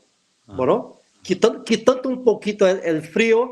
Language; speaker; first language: Spanish; non-native, fluent; Portuguese